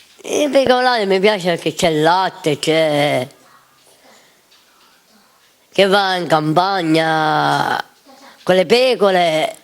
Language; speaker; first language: Italian; non-native, local second language; Sicilian